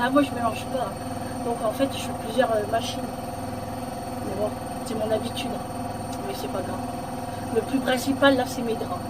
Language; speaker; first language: French; native; French